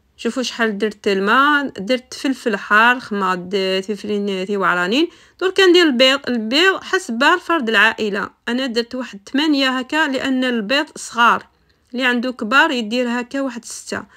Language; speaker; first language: Arabic; non-native, local second language; Kabyle